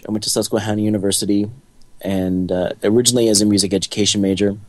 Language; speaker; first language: English; native; English